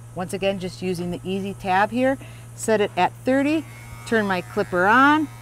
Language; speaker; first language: English; native; English